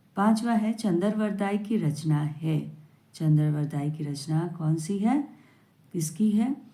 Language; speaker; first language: Hindi; native; Hindi